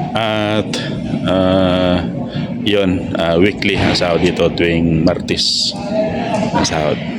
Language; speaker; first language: Filipino; native; Filipino